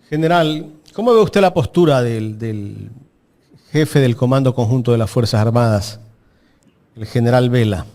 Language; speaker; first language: Spanish; native; Spanish